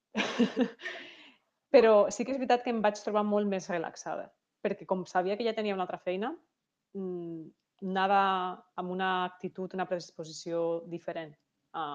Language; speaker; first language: Catalan; native; Catalan